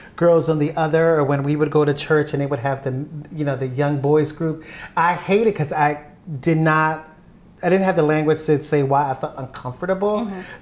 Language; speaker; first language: English; native; English